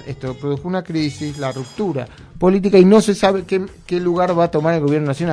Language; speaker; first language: Spanish; native; Spanish